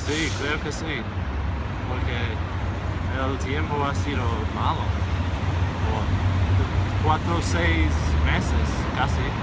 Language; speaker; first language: Spanish; non-native, fluent; English